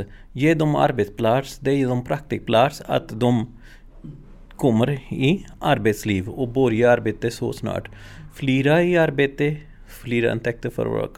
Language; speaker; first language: Swedish; non-native, learner; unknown